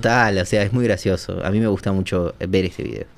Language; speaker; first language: Spanish; native; Spanish